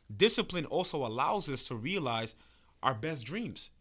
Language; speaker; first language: English; early bilingual, other home language; Spanish